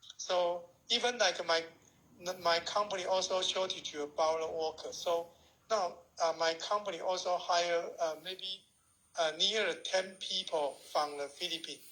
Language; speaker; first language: English; non-native, learner; Chinese